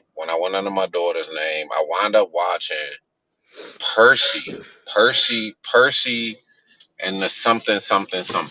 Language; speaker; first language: English; native; English